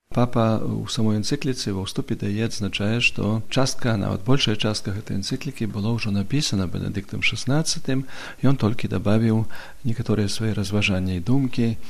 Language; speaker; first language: Belarusian; non-native, local second language; Polish